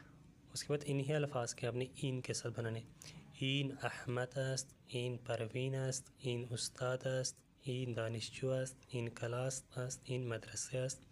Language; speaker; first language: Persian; non-native, fluent; Urdu